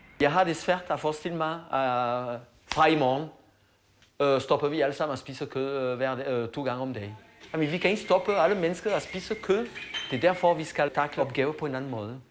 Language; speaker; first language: Danish; non-native, fluent; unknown